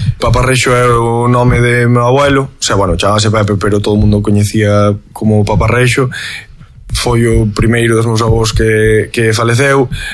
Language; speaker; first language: Galician; native; Galician